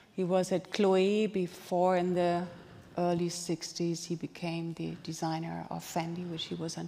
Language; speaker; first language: English; non-native, fluent; German